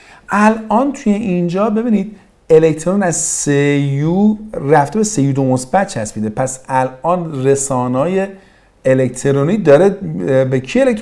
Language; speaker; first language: Persian; native; Persian